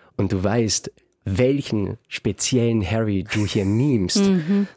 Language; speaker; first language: German; native; German